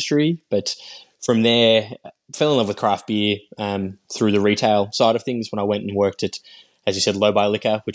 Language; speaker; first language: English; native; English